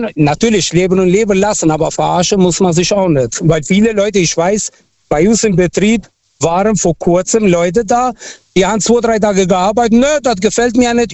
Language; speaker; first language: German; non-native, fluent; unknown